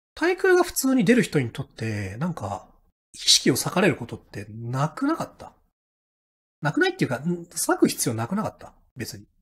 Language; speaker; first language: Japanese; native; Japanese